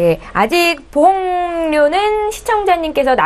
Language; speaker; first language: Korean; native; Korean